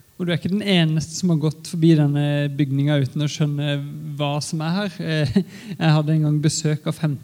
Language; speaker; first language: Norwegian; native; Norwegian